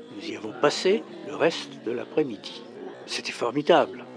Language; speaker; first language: French; native; French